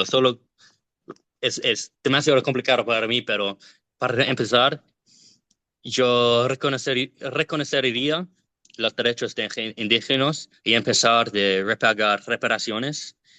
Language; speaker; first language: Spanish; non-native, learner; English